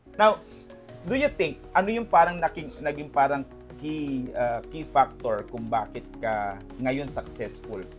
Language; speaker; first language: Filipino; native; Filipino